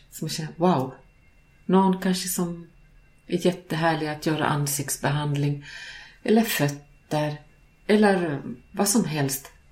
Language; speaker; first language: Swedish; native; Swedish